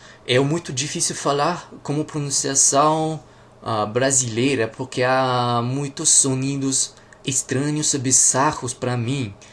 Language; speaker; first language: Portuguese; non-native, learner; Russian